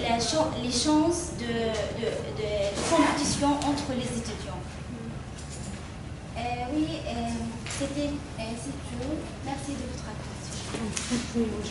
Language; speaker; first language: French; non-native, fluent; Arabic